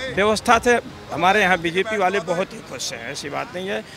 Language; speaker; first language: Hindi; native; Hindi